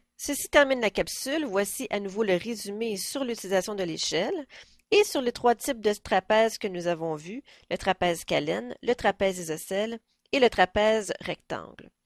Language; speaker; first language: French; native; French